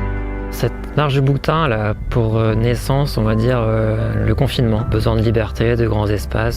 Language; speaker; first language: French; native; French